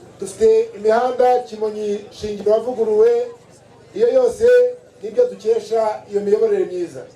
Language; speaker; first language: Kinyarwanda; native; Kinyarwanda